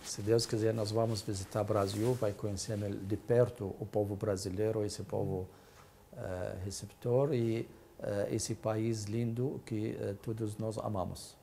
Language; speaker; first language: Portuguese; non-native, fluent; Arabic